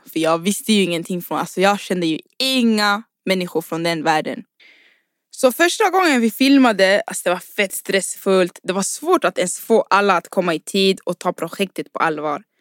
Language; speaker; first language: Swedish; early bilingual, other home language; Rundi